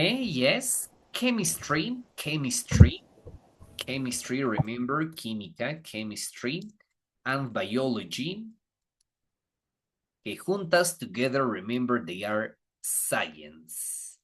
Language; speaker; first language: English; non-native, fluent; Spanish